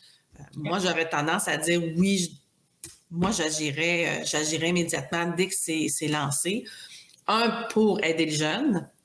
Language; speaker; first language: French; native; French